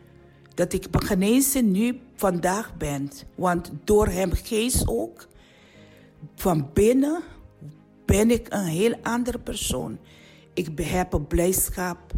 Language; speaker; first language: Dutch; non-native, learner; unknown